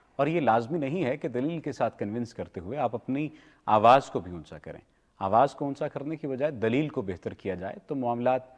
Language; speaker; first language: Urdu; native; Urdu